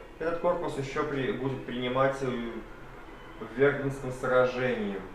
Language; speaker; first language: Russian; native; Russian